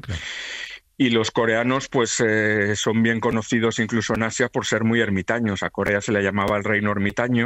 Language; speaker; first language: Spanish; native; Spanish